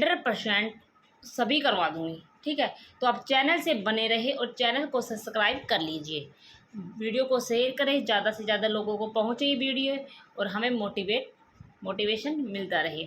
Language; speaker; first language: Hindi; native; Hindi